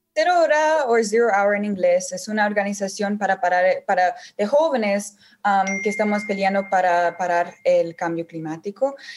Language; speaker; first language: Spanish; early bilingual, heritage; Spanish